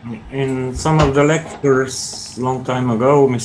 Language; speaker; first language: English; non-native, fluent; Hungarian